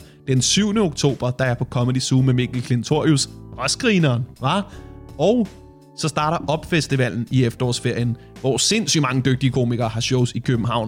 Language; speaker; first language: Danish; native; Danish